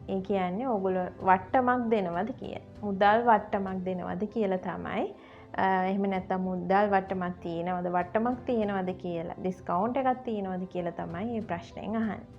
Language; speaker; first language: Sinhala; native; Sinhala